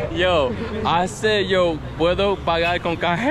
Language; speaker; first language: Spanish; non-native, learner; English